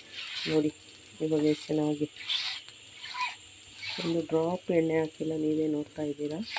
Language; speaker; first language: Kannada; native; Kannada